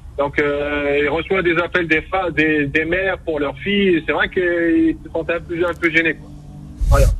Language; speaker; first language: French; non-native, local second language; Kabyle